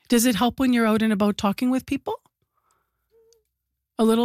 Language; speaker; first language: English; native; English